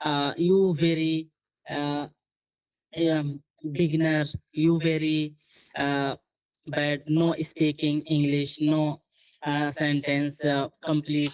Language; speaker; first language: English; non-native, learner; Hindi